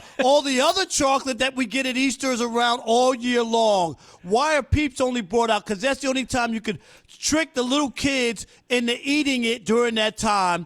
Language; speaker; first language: English; native; English